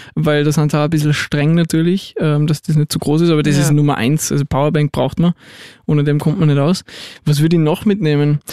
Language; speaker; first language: German; native; German